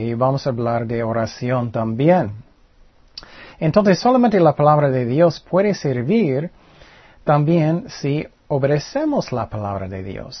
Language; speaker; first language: Spanish; non-native, fluent; English